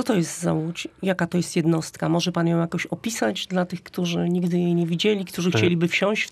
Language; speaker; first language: Polish; native; Polish